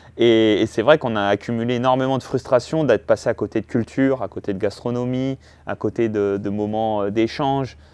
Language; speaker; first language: French; native; French